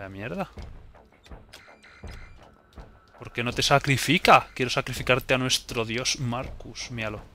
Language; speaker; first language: Spanish; native; Spanish